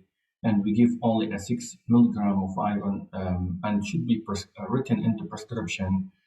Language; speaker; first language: English; non-native, fluent; Arabic